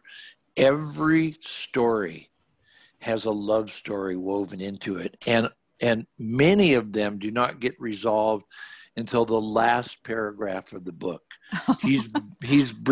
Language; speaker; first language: English; native; English